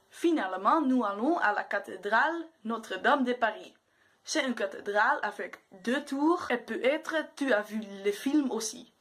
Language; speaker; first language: French; non-native, learner; Dutch